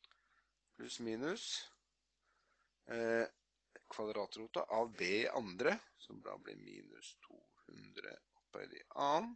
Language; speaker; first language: Norwegian; native; Norwegian